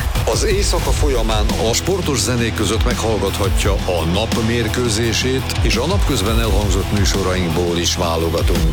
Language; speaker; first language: Hungarian; native; Hungarian